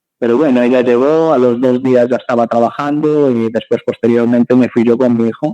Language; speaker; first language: Spanish; native; Spanish